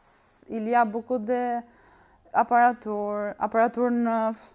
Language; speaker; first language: French; non-native, learner; Albanian